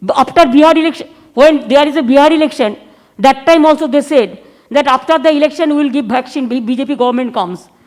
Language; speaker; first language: English; non-native, local second language; Bangla